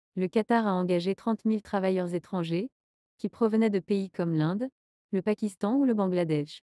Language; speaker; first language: French; non-native, learner; Spanish